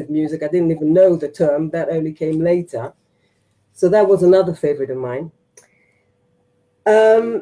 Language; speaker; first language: English; non-native, fluent; Hebrew